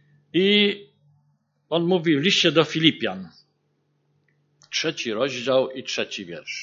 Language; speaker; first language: Polish; native; Polish